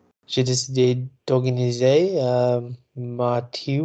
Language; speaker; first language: French; non-native, learner; English